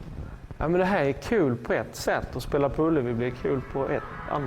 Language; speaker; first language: Swedish; native; Swedish